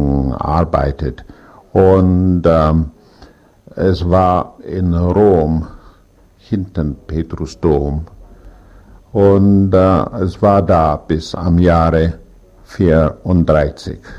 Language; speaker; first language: German; non-native, learner; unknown